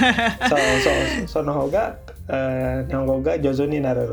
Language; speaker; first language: Japanese; non-native, learner; Indonesian